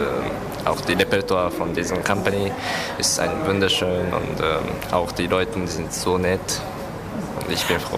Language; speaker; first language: German; non-native, learner; Japanese